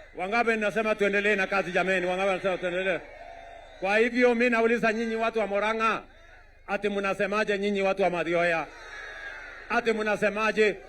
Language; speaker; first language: Swahili; non-native, local second language; Kalenjin